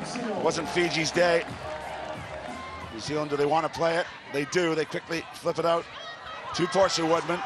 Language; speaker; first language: English; native; English